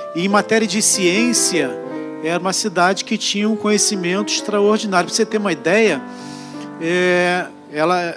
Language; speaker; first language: Portuguese; native; Portuguese